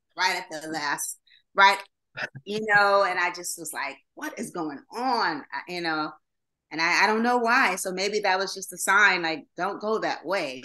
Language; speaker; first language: English; native; English